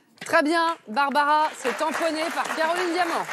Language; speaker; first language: French; native; French